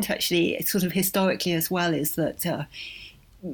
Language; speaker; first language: English; native; English